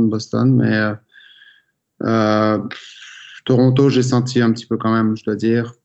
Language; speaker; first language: French; native; French